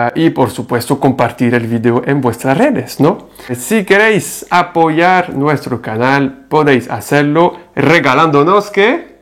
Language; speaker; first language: Spanish; non-native, fluent; French